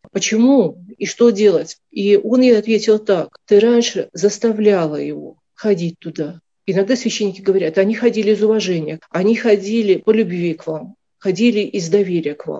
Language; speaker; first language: Russian; native; Russian